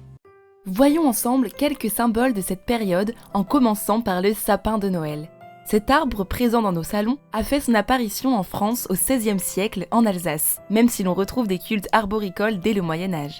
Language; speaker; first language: French; native; French